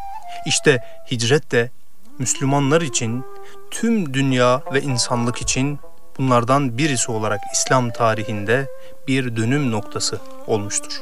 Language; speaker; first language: Turkish; native; Turkish